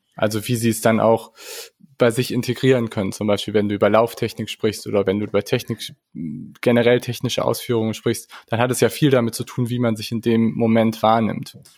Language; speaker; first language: German; native; German